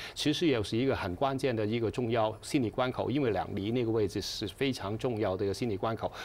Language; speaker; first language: Chinese; non-native, fluent; Cantonese